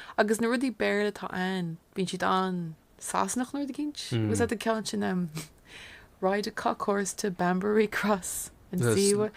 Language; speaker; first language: Irish; non-native, local second language; English